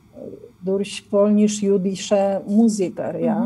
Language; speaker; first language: German; non-native, fluent; Polish